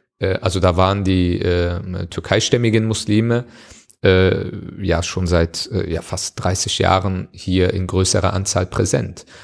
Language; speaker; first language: German; early bilingual, other home language; Turkish